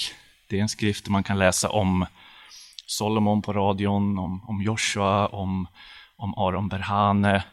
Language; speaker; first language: Swedish; native; Swedish